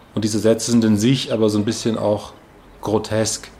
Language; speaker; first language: German; native; German